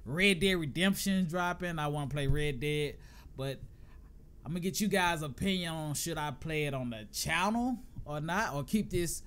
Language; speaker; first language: English; native; English